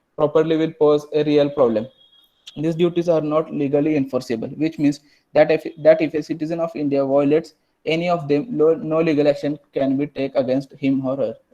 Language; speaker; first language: English; non-native, local second language; Marathi